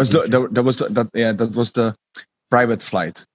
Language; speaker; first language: English; non-native, learner; Czech